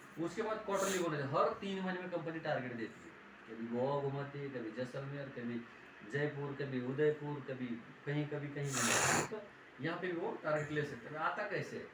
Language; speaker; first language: Hindi; non-native, local second language; Marathi